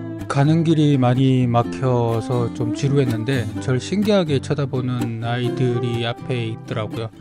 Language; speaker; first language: Korean; native; Korean